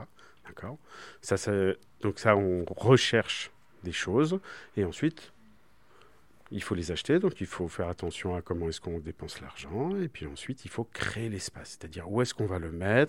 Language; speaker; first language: French; native; French